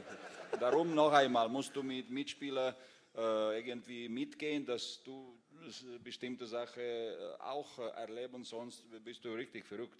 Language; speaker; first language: German; non-native, fluent; Russian